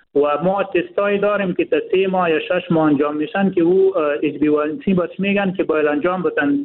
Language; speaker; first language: Persian; native; Persian